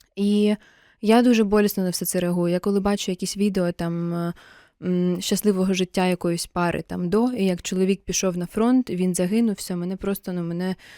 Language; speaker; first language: Ukrainian; non-native, local second language; Russian